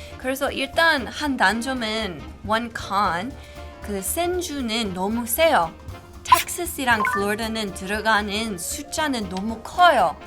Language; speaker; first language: Korean; non-native, fluent; English